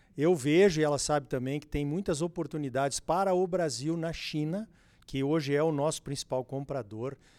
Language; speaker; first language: Portuguese; native; Portuguese